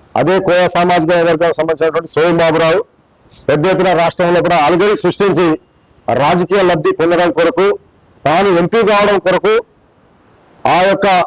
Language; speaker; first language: Telugu; non-native, local second language; Lambadi